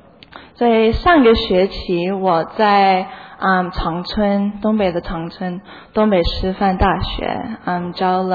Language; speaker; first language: Chinese; early bilingual, heritage; Chinese